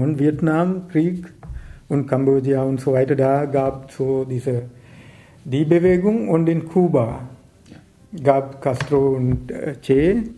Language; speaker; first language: German; non-native, learner; Sinhala